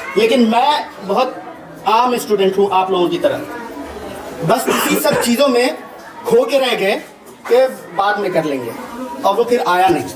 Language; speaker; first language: Hindi; native; Hindi